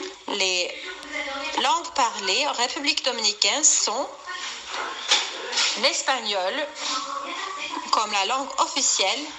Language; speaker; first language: French; non-native, learner; Swedish